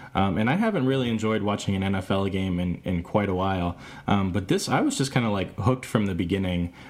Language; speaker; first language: English; native; English